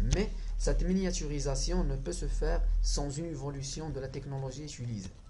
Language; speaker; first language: French; non-native, local second language; Arabic